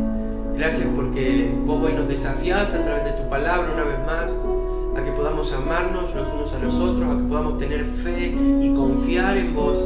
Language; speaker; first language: Spanish; native; Spanish